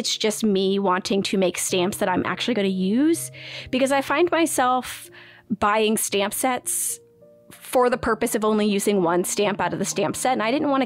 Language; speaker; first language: English; native; English